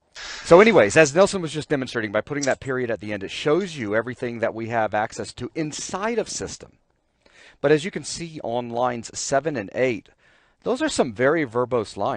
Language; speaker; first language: English; native; English